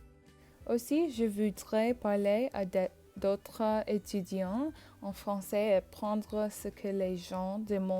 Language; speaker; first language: French; non-native, learner; English